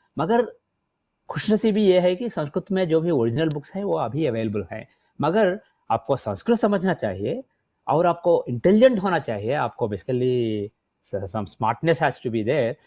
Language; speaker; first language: Hindi; non-native, local second language; Telugu